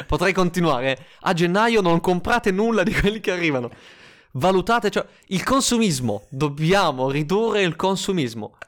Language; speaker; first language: Italian; native; Italian